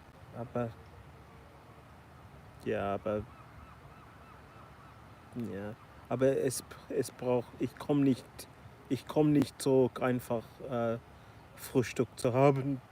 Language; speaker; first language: German; non-native, learner; English